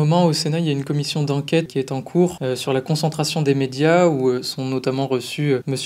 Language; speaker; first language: French; native; French